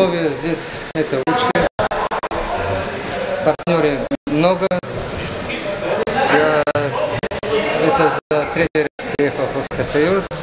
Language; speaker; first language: Russian; non-native, learner; Bulgarian